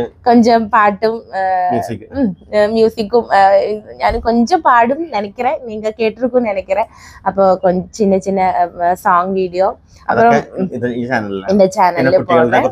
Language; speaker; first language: Tamil; non-native, learner; Malayalam